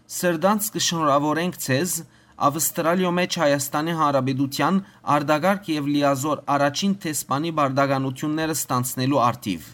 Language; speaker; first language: Armenian; early bilingual, heritage; Armenian